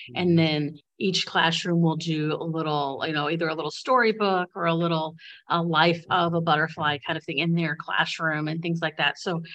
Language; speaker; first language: English; native; English